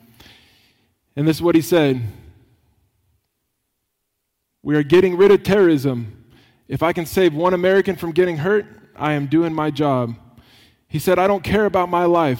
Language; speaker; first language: English; native; English